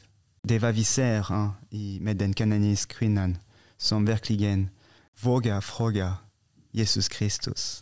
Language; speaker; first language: Swedish; non-native, fluent; French